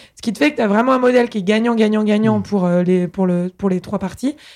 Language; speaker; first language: French; native; French